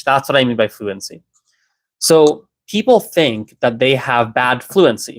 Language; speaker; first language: English; native; English